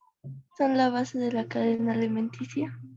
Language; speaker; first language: Spanish; native; Spanish